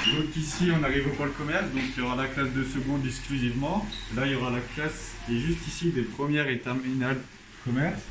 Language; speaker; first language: French; native; French